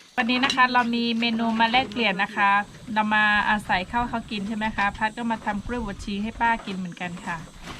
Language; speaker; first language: Thai; non-native, local second language; S'gaw Karen